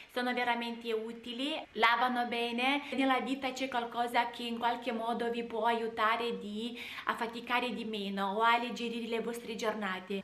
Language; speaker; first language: Italian; non-native, fluent; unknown